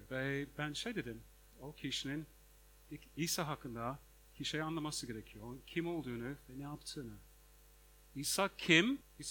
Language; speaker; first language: Turkish; non-native, fluent; English